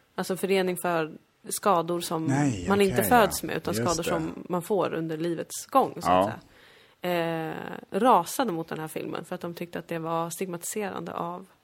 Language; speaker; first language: Swedish; native; Swedish